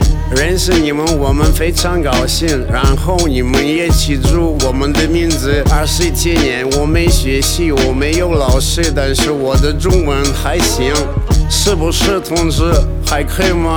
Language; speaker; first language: Chinese; non-native, learner; Russian